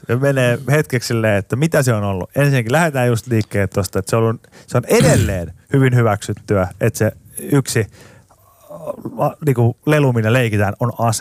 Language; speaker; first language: Finnish; native; Finnish